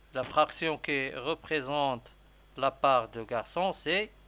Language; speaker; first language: French; non-native, local second language; Arabic